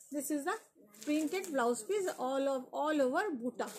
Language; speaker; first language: English; non-native, local second language; Bangla